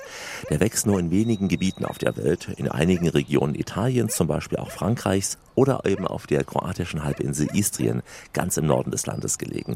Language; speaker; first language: German; native; German